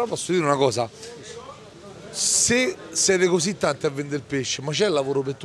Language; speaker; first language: Italian; native; Italian